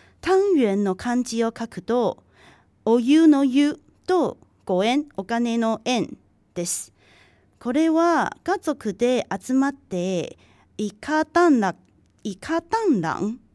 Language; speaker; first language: Japanese; non-native, fluent; Chinese